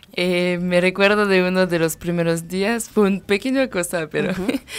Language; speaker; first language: Spanish; non-native, fluent; French